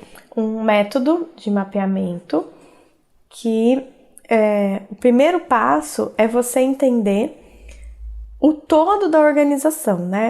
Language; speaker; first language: Portuguese; native; Portuguese